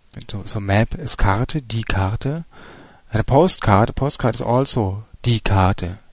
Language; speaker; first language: German; native; German